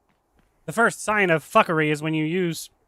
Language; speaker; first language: English; native; English